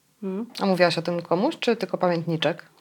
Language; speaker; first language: Polish; native; Polish